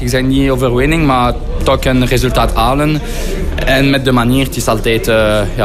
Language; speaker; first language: Dutch; non-native, fluent; French